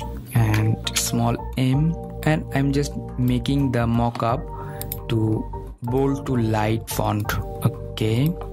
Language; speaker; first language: English; non-native, fluent; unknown